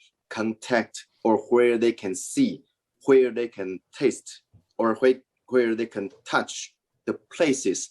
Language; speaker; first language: English; non-native, learner; Chinese